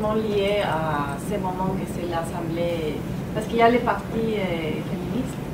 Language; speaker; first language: French; non-native, learner; Spanish